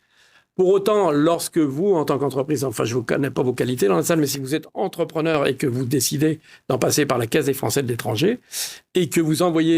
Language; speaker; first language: French; native; French